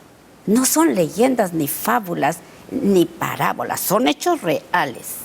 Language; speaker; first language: Spanish; native; Spanish